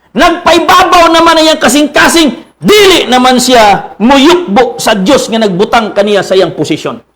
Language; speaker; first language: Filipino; non-native, local second language; Cebuano